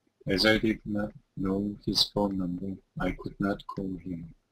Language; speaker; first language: English; non-native, learner; Korean